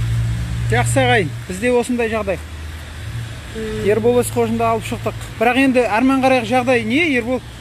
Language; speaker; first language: Kazakh; native; Kazakh